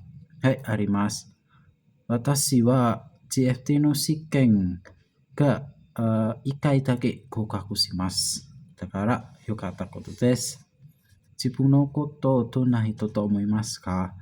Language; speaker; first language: Japanese; non-native, learner; Indonesian